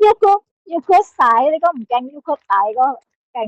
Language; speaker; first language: Chinese; non-native, learner; Indonesian